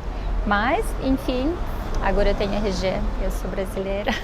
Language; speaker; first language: Portuguese; non-native, fluent; Russian